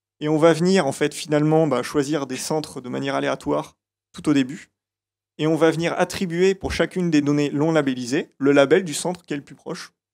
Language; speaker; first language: French; native; French